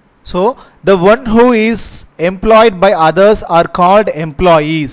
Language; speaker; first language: English; non-native, local second language; Tamil